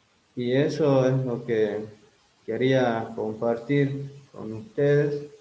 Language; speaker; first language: Spanish; non-native, local second language; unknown